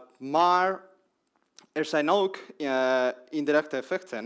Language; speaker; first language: Dutch; non-native, learner; Spanish